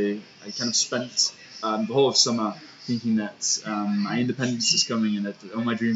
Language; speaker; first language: English; native; English